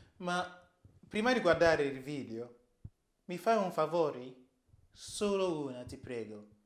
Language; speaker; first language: Italian; non-native, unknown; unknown